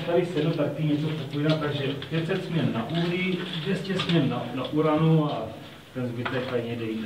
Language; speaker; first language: Czech; native; Czech